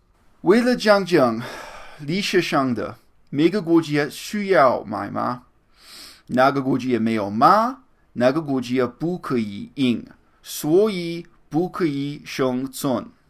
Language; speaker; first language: Chinese; non-native, learner; English